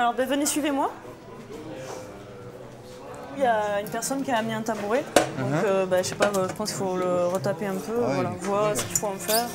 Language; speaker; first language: French; native; French